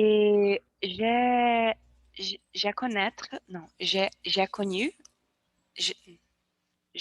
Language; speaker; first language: French; non-native, learner; Portuguese